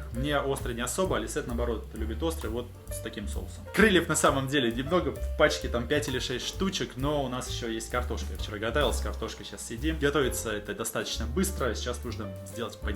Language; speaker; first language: Russian; native; Russian